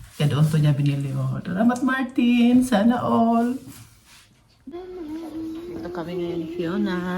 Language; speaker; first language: Filipino; non-native, local second language; Cebuano